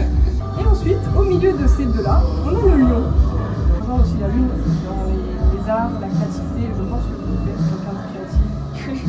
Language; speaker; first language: French; native; French